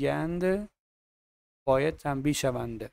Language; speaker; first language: Persian; non-native, fluent; Urdu